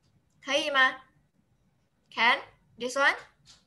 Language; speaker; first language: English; non-native, fluent; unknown